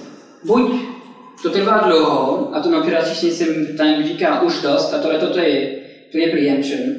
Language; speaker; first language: Czech; non-native, fluent; French